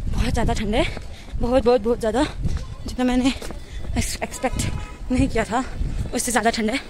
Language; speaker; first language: Hindi; native; Hindi